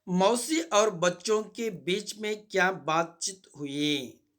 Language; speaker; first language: Hindi; non-native, local second language; Kannada